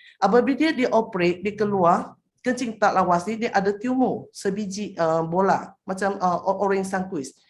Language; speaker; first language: Malay; non-native, local second language; Chinese